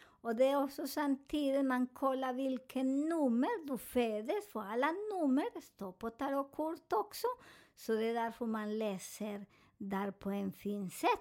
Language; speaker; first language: Swedish; non-native, fluent; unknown